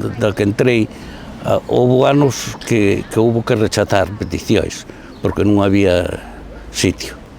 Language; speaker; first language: Galician; native; Galician